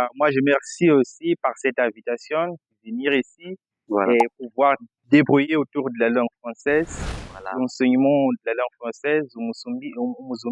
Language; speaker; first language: French; non-native, fluent; Portuguese